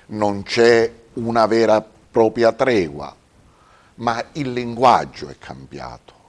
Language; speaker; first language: Italian; native; Italian